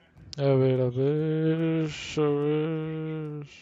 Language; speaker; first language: Spanish; native; Spanish